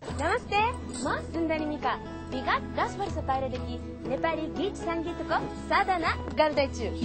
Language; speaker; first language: Nepali; non-native, fluent; Japanese